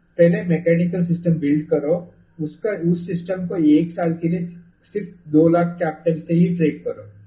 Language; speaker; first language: Hindi; non-native, local second language; Kannada